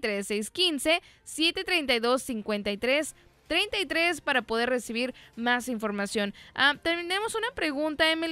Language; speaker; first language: Spanish; native; Spanish